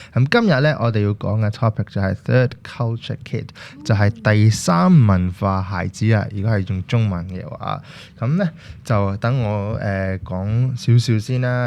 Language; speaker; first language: Cantonese; early bilingual, other home language; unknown